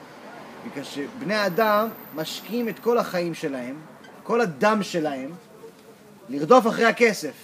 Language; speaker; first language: Hebrew; early bilingual, heritage; English